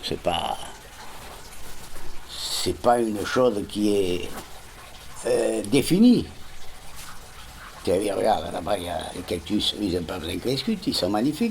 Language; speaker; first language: French; non-native, fluent; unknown